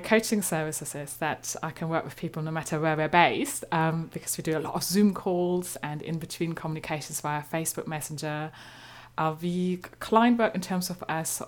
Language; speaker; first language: English; non-native, fluent; German